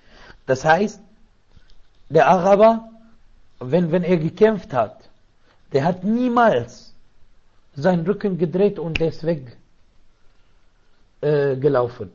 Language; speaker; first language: German; non-native, fluent; Arabic